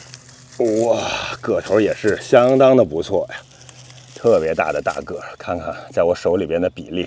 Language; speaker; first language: Chinese; native; Chinese